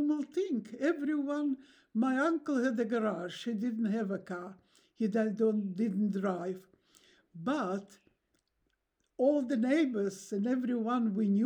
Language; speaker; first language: English; non-native, fluent; Russian